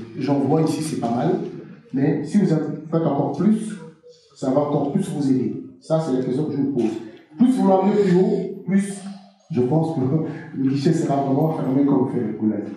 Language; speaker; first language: French; non-native, local second language; Lingala